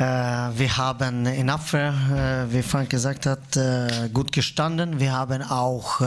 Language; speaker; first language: German; non-native, fluent; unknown